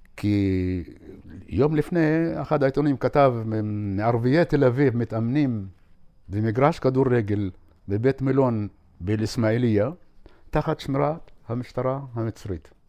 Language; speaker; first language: Hebrew; non-native, local second language; Arabic